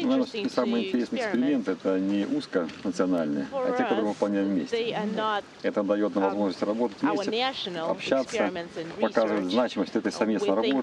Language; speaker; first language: Russian; native; Russian